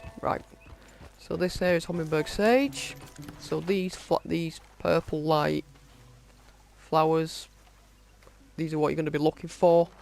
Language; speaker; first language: English; native; English